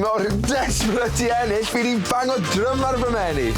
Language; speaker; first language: Welsh; native; Welsh